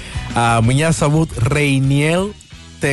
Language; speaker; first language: Russian; non-native, learner; Spanish